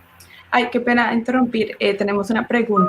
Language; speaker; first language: Spanish; native; Spanish